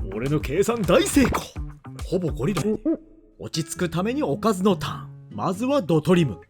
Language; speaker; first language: Japanese; native; Japanese